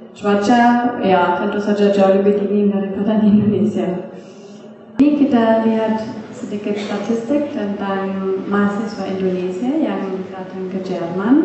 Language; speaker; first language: Indonesian; non-native, fluent; German